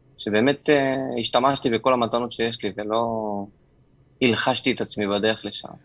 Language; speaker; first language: Hebrew; native; Hebrew